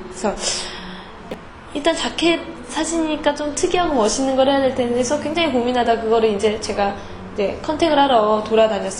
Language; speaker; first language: Korean; native; Korean